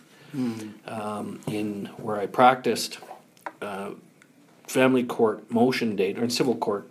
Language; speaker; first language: English; native; English